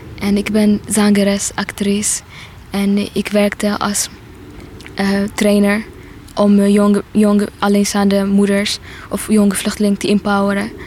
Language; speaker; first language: Dutch; non-native, fluent; Tigrinya